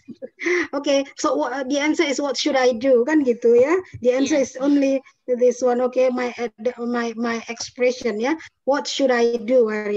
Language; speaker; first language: English; non-native, fluent; Indonesian